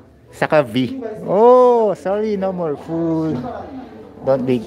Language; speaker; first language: English; non-native, local second language; Filipino